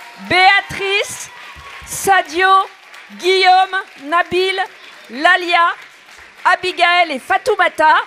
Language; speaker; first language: French; native; French